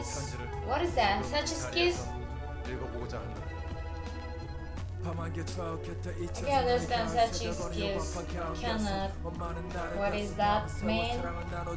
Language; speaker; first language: English; non-native, learner; Korean